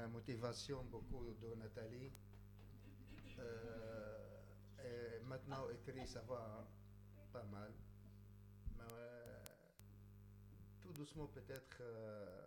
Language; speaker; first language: French; non-native, learner; Arabic